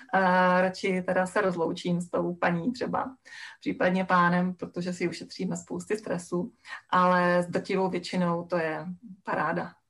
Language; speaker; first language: Czech; native; Czech